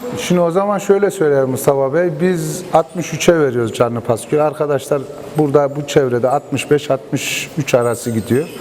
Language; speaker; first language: Turkish; native; Turkish